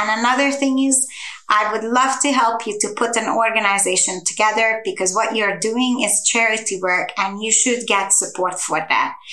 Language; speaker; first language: English; non-native, fluent; Hungarian